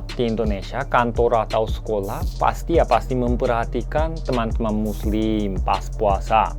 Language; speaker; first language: Indonesian; non-native, fluent; Korean